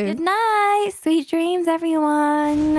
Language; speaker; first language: English; native; English